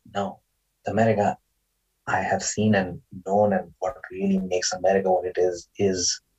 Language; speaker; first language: English; non-native, local second language; Marathi